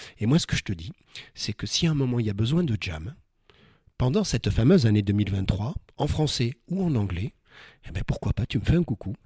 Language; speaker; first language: French; native; French